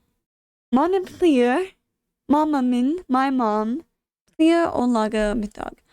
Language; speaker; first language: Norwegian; non-native, learner; English